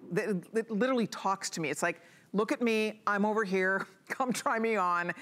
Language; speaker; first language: English; native; English